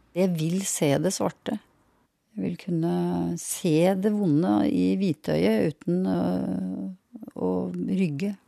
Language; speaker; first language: Norwegian; native; Norwegian